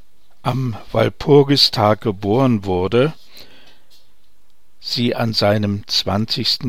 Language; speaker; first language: German; native; German